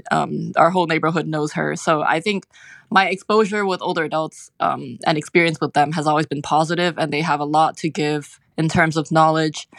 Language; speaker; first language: English; non-native, local second language; Cantonese